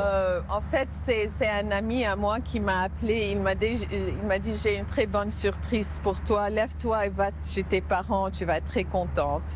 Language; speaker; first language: French; non-native, local second language; Arabic